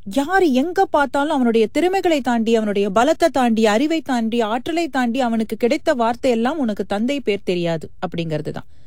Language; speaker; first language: Tamil; native; Tamil